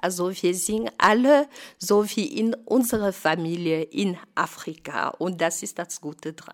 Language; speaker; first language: German; non-native, fluent; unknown